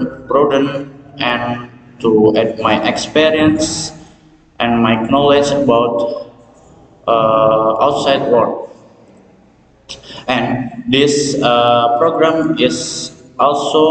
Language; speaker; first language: English; non-native, learner; Indonesian